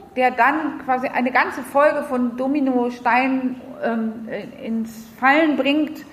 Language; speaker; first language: German; non-native, fluent; French